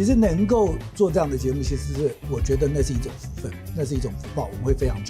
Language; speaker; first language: Chinese; native; Chinese